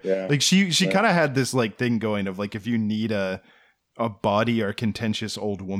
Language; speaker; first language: English; native; English